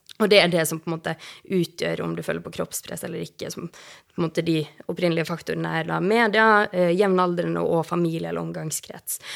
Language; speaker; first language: Norwegian; native; Norwegian